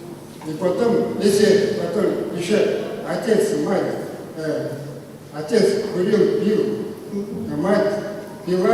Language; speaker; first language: Russian; non-native, local second language; Kazakh